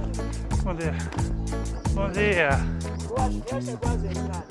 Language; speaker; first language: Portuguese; non-native, learner; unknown